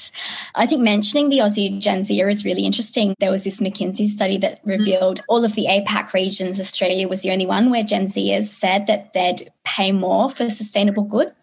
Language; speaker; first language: English; native; English